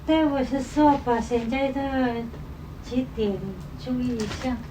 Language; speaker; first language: Chinese; non-native, learner; Indonesian